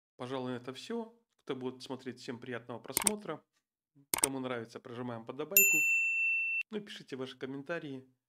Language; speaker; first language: Russian; native; Russian